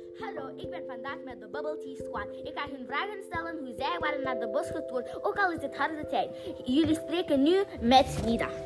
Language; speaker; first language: Dutch; non-native, learner; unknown